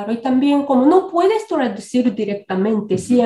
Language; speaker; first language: Spanish; non-native, fluent; Japanese